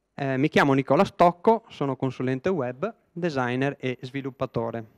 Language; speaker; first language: Italian; native; Italian